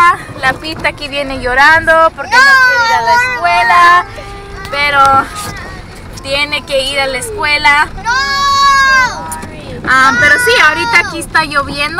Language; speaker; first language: Spanish; early bilingual, heritage; Spanish